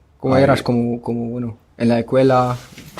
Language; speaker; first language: Spanish; non-native, fluent; German